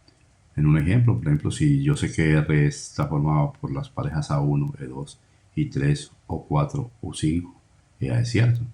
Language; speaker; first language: Spanish; native; Spanish